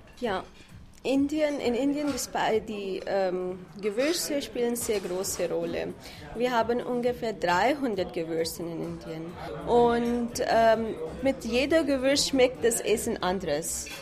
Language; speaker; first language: German; non-native, fluent; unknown